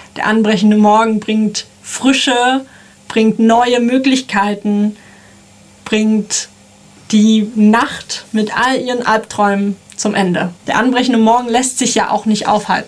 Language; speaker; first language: German; native; German